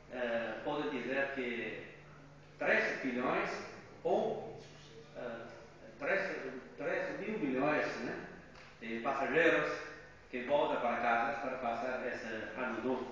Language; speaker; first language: Portuguese; non-native, fluent; Chinese